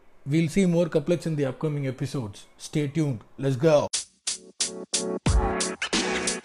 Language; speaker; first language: English; non-native, local second language; Tamil